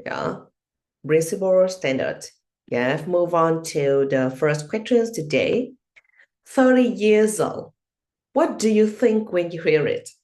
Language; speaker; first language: English; non-native, learner; Vietnamese